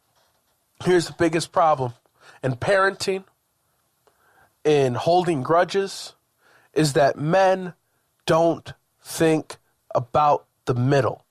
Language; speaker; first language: English; native; English